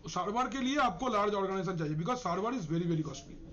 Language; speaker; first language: Hindi; non-native, local second language; Bangla